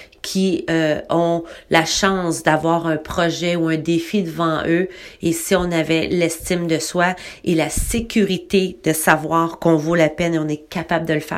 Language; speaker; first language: French; native; French